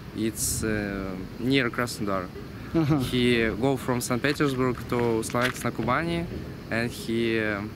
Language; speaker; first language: English; non-native, learner; Russian